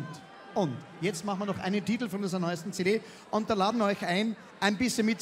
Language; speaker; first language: German; native; German